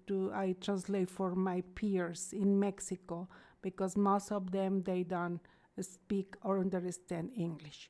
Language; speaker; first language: English; non-native, fluent; Spanish